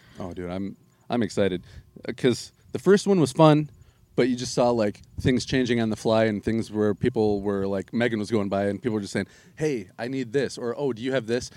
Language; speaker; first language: English; native; English